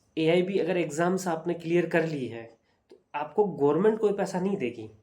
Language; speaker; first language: Hindi; native; Hindi